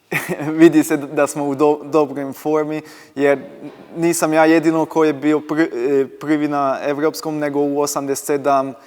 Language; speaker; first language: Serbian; non-native, local second language; Hungarian